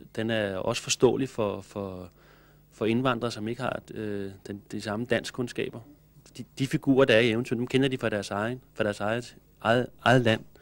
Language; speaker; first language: Danish; native; Danish